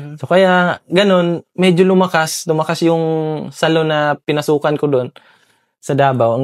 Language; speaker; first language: Filipino; non-native, local second language; Cebuano